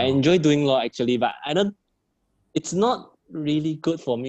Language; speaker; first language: English; non-native, local second language; Chinese